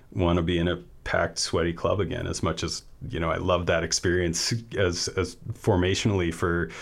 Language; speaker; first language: English; native; English